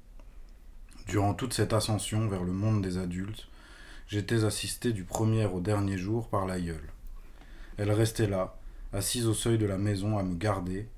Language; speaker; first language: French; native; French